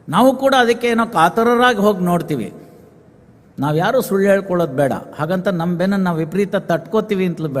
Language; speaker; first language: Kannada; native; Kannada